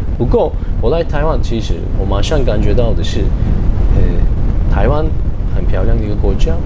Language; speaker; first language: Chinese; non-native, fluent; Turkish